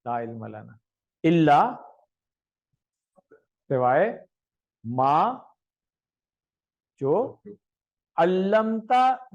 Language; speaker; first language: Arabic; non-native, fluent; Urdu